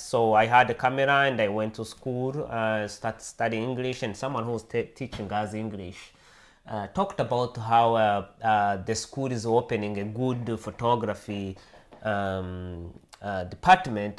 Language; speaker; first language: English; non-native, local second language; Kinyarwanda